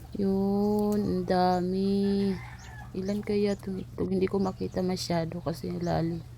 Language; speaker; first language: Filipino; non-native, local second language; Cebuano